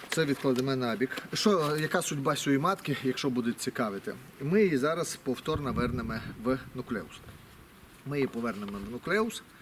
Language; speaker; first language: Ukrainian; non-native, local second language; Russian